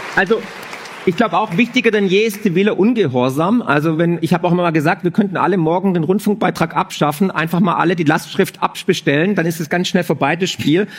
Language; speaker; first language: German; native; German